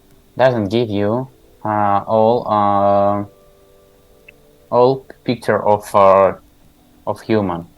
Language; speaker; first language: English; non-native, learner; Tajik